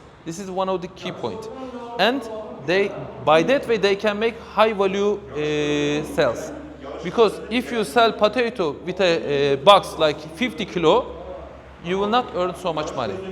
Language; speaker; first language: English; non-native, fluent; Turkish